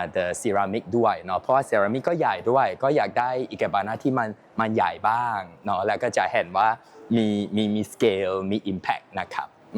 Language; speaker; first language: Thai; non-native, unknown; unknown